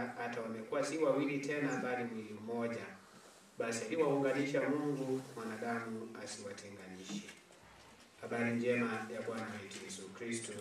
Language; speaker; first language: Swahili; non-native, local second language; Kalenjin